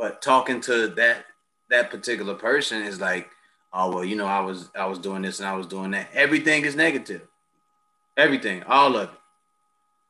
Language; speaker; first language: English; native; English